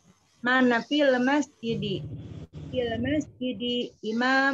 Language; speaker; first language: Arabic; non-native, learner; Indonesian